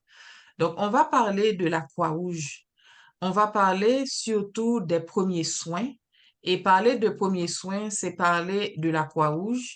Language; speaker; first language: French; native; French